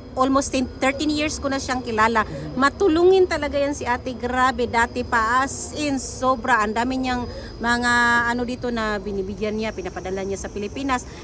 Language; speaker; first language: Filipino; non-native, local second language; Cebuano